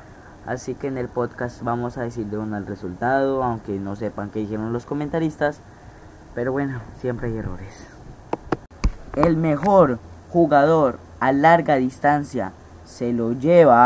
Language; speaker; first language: Spanish; native; Spanish